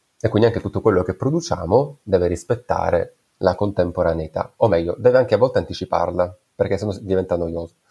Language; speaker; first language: Italian; native; Italian